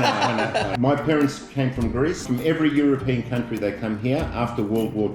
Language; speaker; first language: English; native; English